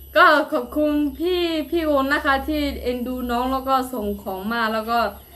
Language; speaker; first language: Thai; non-native, local second language; Akha